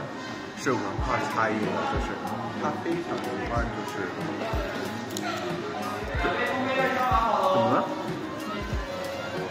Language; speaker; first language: Chinese; non-native, fluent; English